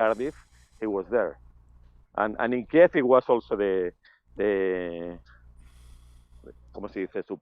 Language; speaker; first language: English; non-native, fluent; Spanish